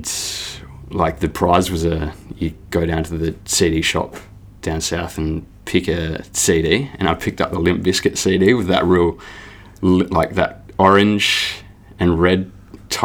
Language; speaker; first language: English; native; English